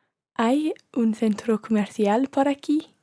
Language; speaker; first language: Spanish; non-native, learner; English